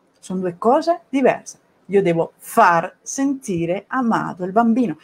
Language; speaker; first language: Italian; non-native, fluent; Spanish